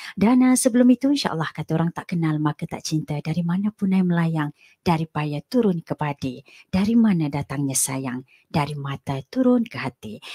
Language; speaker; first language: Malay; native; Malay